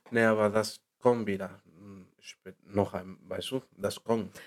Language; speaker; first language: German; non-native, learner; Spanish